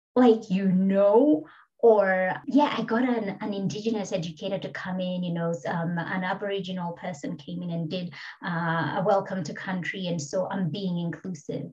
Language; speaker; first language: English; non-native, local second language; Kikuyu